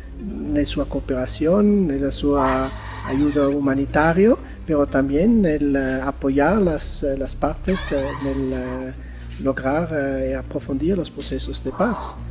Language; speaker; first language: Spanish; non-native, fluent; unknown